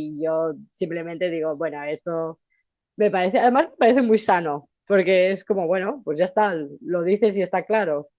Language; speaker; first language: Spanish; native; Spanish